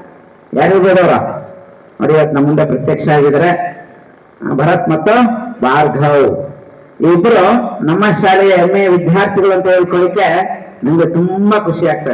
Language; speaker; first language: Kannada; native; Kannada